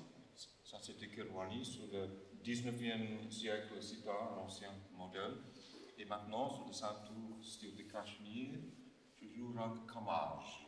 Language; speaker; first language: French; non-native, learner; English